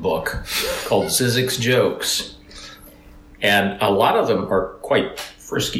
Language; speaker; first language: English; native; English